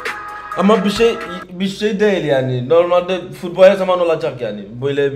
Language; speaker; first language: Turkish; non-native, learner; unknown